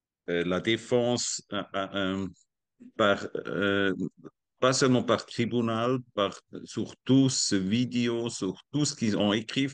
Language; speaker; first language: French; non-native, learner; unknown